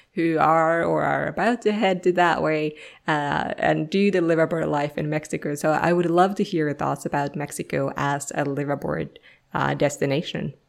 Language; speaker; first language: English; non-native, fluent; Finnish